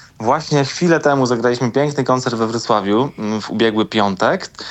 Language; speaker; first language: Polish; native; Polish